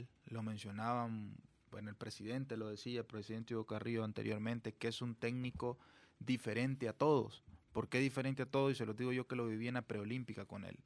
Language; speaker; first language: Spanish; native; Spanish